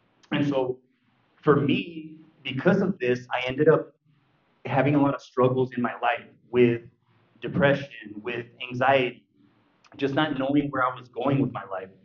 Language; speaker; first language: English; early bilingual, other home language; Spanish